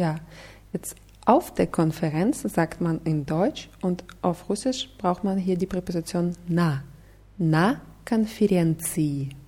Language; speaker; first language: German; non-native, fluent; Russian